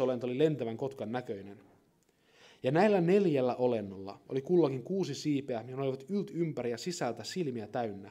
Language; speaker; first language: Finnish; native; Finnish